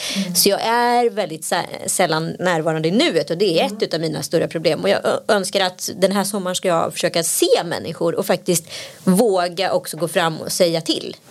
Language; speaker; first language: Swedish; native; Swedish